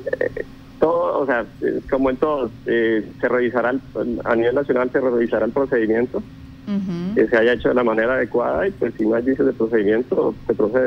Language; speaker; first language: Spanish; native; Spanish